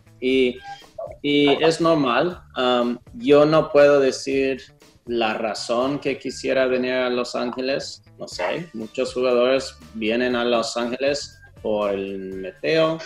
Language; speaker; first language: Spanish; non-native, fluent; English